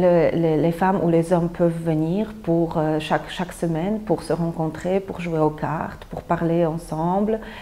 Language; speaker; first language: French; non-native, fluent; Polish